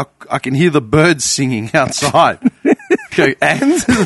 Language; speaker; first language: English; early bilingual, other home language; Greek